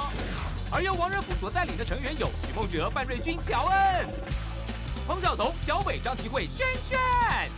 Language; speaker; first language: Chinese; native; Chinese